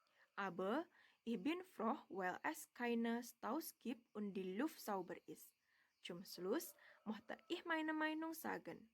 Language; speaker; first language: German; non-native, learner; Indonesian